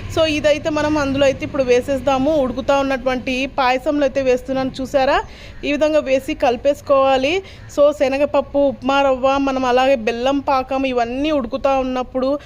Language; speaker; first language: Telugu; non-native, local second language; Urdu